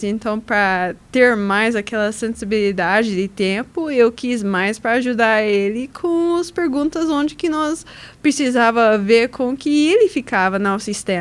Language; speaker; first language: Portuguese; non-native, learner; English